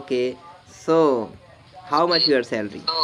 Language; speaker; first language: English; non-native, learner; Urdu